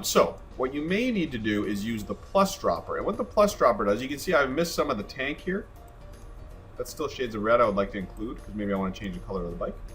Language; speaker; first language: English; native; English